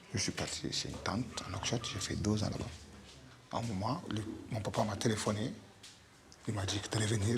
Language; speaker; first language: French; non-native, local second language; Fula